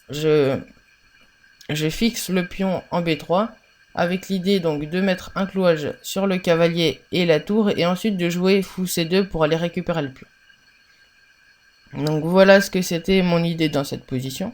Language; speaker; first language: French; native; French